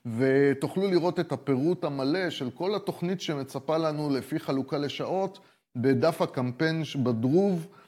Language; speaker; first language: Hebrew; native; Hebrew